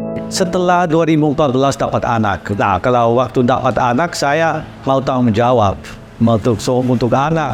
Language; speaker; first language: Indonesian; non-native, learner; Dutch